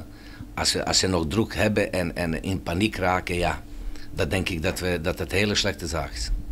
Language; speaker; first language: Dutch; non-native, fluent; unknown